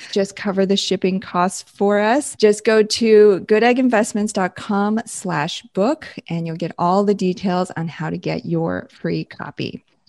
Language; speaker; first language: English; native; English